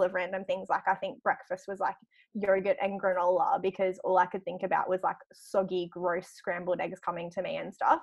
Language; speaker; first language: English; native; English